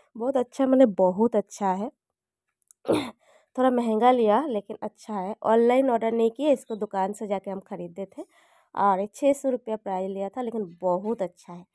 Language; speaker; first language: Hindi; non-native, local second language; Bangla